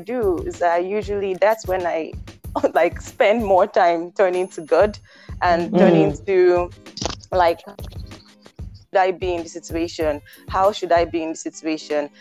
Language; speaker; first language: English; non-native, local second language; Igbo